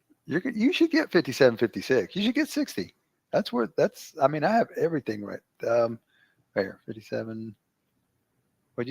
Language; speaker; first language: English; native; English